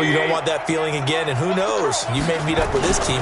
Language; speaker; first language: English; native; English